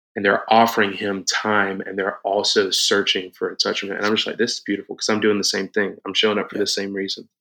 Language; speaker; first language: English; native; English